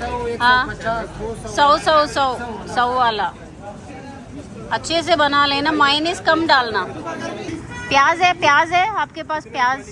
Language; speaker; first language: Hindi; non-native, local second language; Telugu